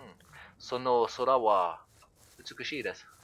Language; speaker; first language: Japanese; non-native, learner; French